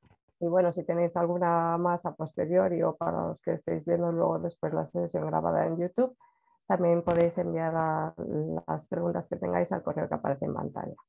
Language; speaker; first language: Spanish; native; Spanish